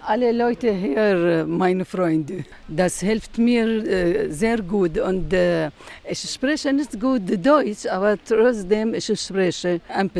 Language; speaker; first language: German; non-native, learner; Arabic